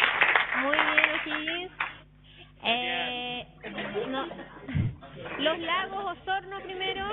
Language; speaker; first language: Spanish; native; Spanish